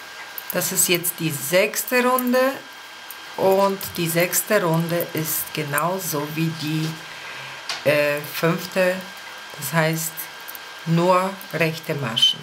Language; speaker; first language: German; non-native, fluent; Polish